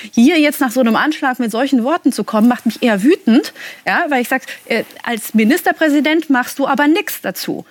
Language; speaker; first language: German; native; German